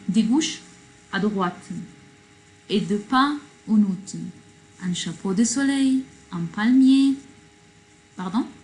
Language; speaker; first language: French; non-native, fluent; Arabic